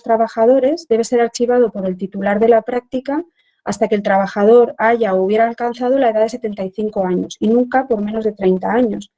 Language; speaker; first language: Spanish; native; Spanish